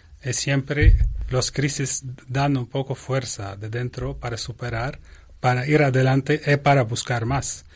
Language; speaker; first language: Spanish; non-native, learner; Arabic